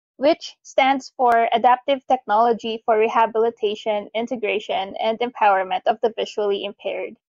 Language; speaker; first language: English; non-native, local second language; Filipino